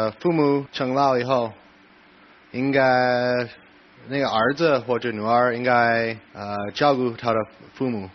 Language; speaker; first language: Chinese; non-native, learner; English